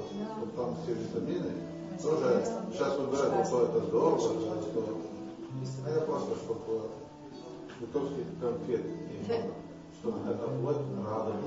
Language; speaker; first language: Russian; non-native, local second language; Lithuanian